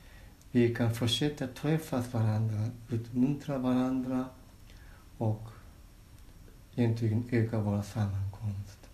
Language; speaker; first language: Swedish; non-native, fluent; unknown